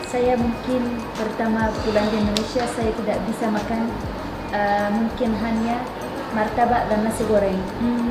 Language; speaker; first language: Indonesian; non-native, learner; Arabic